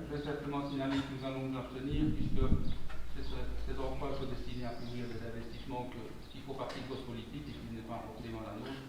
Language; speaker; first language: French; native; French